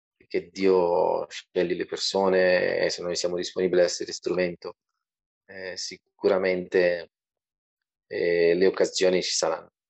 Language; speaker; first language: Italian; non-native, fluent; Portuguese